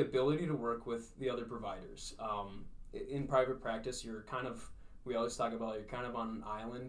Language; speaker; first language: English; native; English